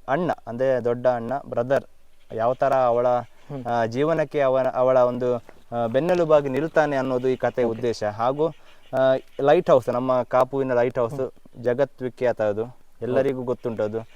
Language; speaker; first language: Kannada; non-native, local second language; Konkani